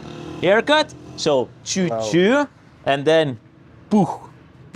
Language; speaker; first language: English; non-native, learner; Lithuanian